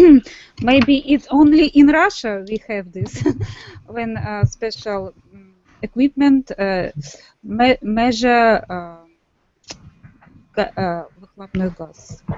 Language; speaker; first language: English; non-native, learner; Russian